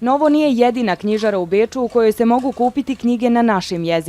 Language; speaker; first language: Bosnian; native; Bosnian